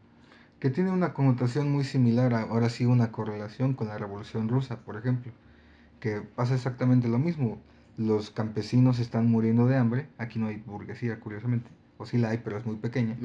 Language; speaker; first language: Spanish; native; Spanish